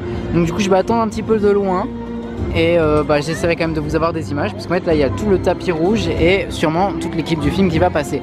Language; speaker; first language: French; native; French